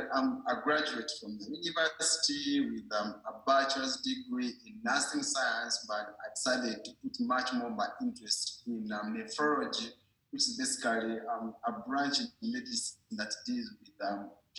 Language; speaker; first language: English; non-native, local second language; Ganda